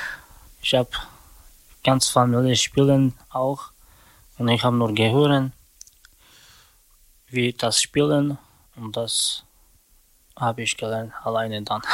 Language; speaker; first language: German; non-native, learner; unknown